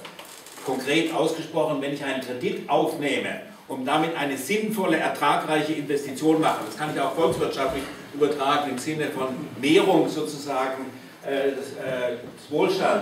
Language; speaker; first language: German; native; German